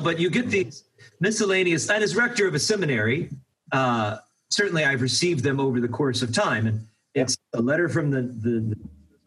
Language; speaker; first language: English; native; English